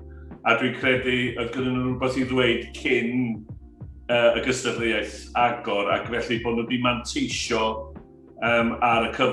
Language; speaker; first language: Welsh; native; Welsh